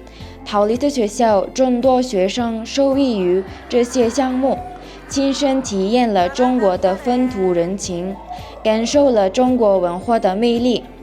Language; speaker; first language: Chinese; non-native, learner; Mongolian